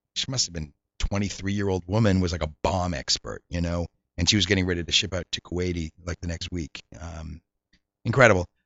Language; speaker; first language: English; native; English